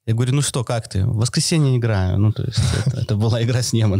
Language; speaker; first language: Russian; native; Russian